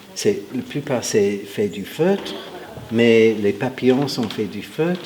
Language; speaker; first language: French; non-native, fluent; English